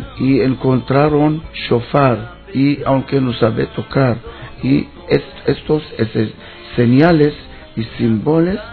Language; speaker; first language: Spanish; non-native, learner; Hebrew